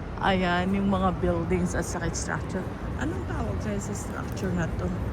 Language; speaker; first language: Filipino; non-native, local second language; Iloko